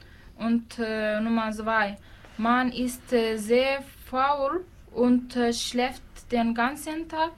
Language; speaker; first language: German; non-native, learner; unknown